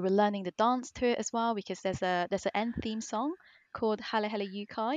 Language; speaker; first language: English; native; English